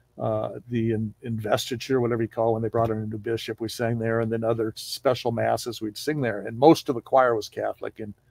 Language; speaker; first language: English; native; English